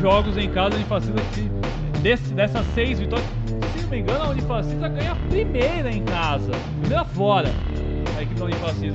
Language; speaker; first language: Portuguese; native; Portuguese